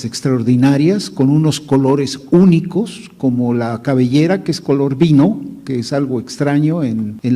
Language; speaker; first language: Spanish; native; Spanish